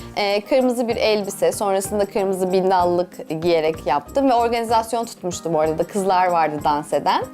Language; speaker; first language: Turkish; native; Turkish